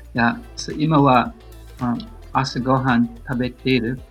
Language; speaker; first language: Japanese; non-native, learner; English